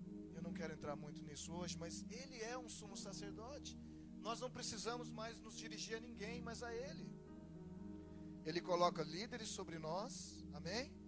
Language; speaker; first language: Portuguese; native; Portuguese